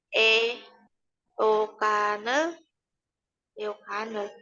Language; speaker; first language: Korean; non-native, learner; Indonesian